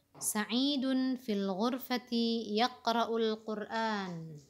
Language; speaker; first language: Arabic; non-native, fluent; Indonesian